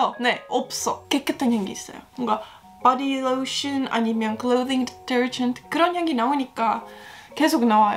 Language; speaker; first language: Korean; non-native, fluent; Estonian